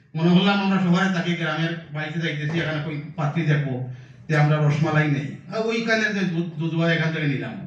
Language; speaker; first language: Bangla; native; Bangla